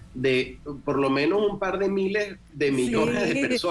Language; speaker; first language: Spanish; native; Spanish